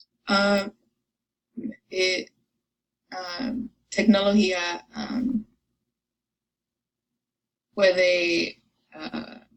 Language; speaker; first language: Spanish; non-native, learner; English